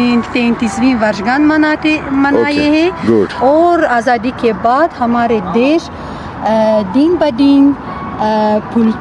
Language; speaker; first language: Hindi; non-native, learner; Tajik